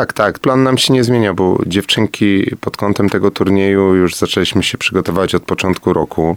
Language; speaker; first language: Polish; native; Polish